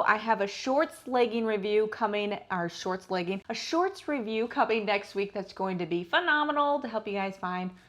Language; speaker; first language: English; native; English